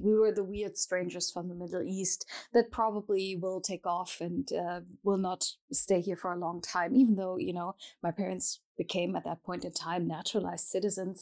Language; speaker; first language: English; non-native, fluent; German